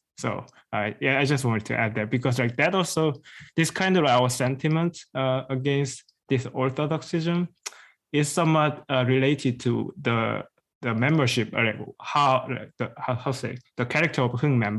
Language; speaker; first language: English; non-native, fluent; Korean